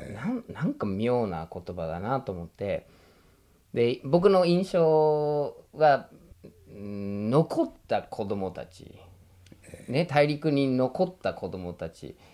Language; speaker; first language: Japanese; non-native, fluent; English